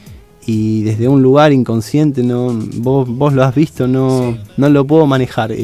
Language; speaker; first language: Spanish; native; Spanish